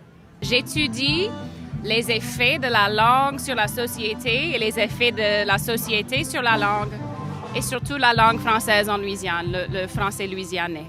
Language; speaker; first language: French; non-native, fluent; English